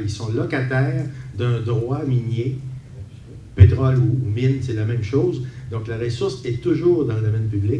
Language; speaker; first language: French; native; French